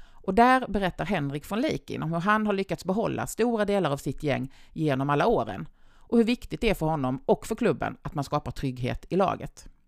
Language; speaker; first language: Swedish; native; Swedish